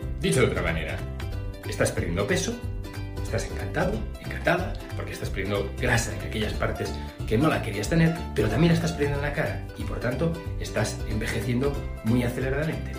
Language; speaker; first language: Spanish; native; Spanish